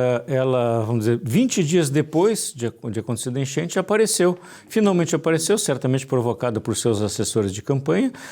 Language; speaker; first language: Portuguese; native; Portuguese